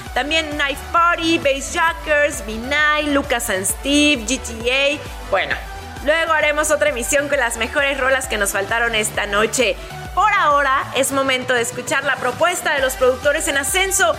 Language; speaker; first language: Spanish; native; Spanish